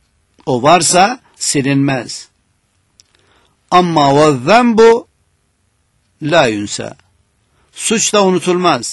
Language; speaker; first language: Turkish; native; Turkish